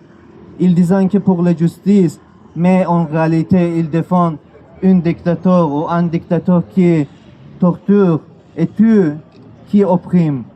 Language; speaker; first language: French; non-native, learner; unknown